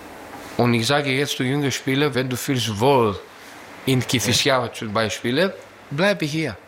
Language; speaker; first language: German; non-native, learner; Greek